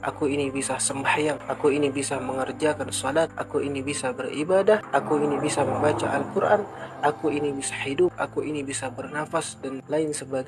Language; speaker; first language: Malay; native; Malay